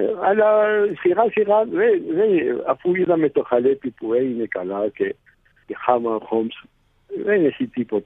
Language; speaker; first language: Greek; early bilingual, heritage; Greek